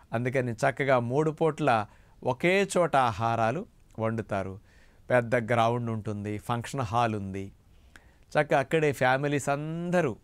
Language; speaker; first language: Telugu; native; Telugu